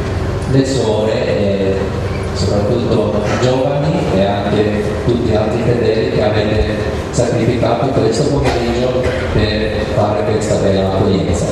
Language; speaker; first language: Italian; non-native, fluent; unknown